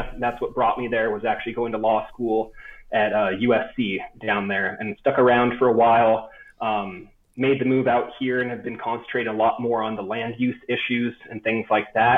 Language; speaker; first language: English; native; English